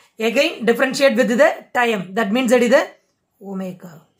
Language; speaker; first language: English; non-native, local second language; Tamil